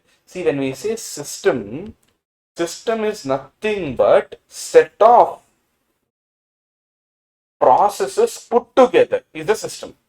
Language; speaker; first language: English; non-native, local second language; Tamil